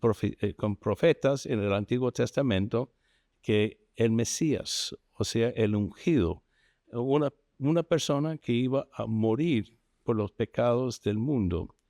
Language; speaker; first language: Spanish; non-native, fluent; English